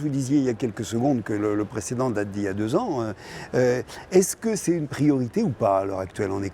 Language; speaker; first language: French; native; French